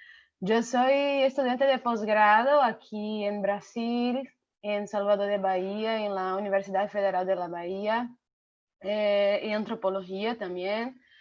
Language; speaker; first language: Spanish; non-native, fluent; Portuguese